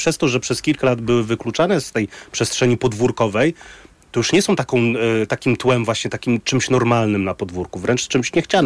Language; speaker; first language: Polish; native; Polish